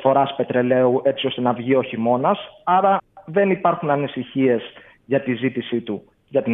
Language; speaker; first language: Greek; native; Greek